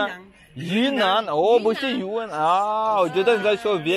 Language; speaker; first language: Chinese; non-native, learner; Rundi